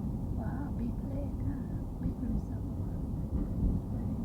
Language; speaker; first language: English; non-native, learner; Thai